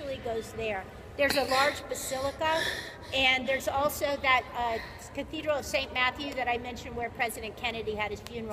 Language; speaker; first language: English; native; English